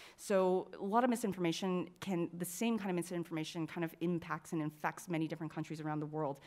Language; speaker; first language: English; native; English